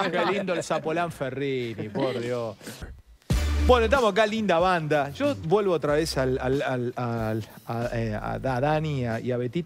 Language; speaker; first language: Spanish; native; Spanish